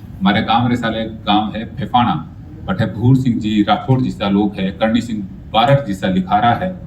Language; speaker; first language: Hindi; non-native, local second language; Punjabi